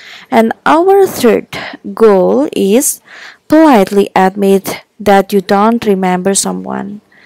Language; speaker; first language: English; non-native, fluent; Indonesian